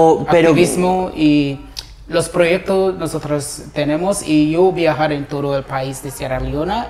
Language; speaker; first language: Spanish; non-native, learner; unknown